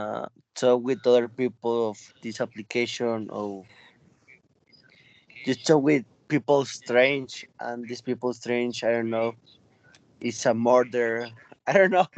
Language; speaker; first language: English; non-native, learner; Spanish